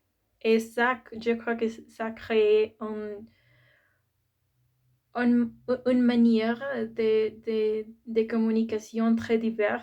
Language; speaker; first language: French; non-native, learner; Spanish